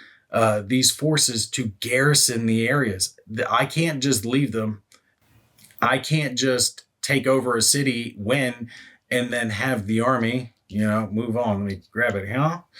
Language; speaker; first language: English; native; English